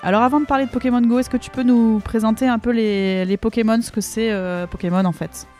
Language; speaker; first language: French; native; French